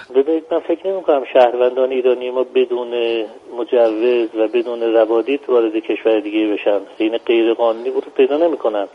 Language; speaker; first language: Persian; native; Persian